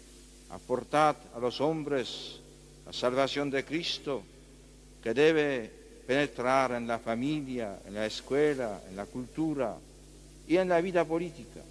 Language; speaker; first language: Spanish; non-native, fluent; Polish